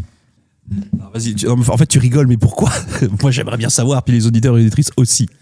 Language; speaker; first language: French; native; French